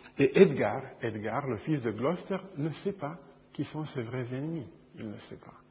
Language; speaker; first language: French; non-native, fluent; Romanian